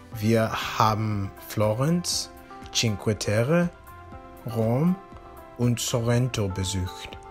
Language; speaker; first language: German; non-native, learner; Spanish